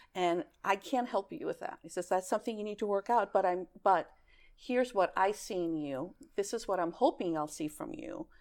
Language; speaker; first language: English; early bilingual, other home language; Greek